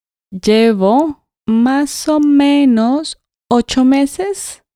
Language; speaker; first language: Spanish; native; Spanish